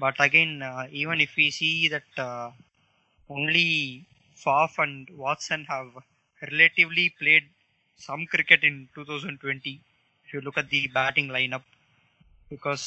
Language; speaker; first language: English; non-native, local second language; Tamil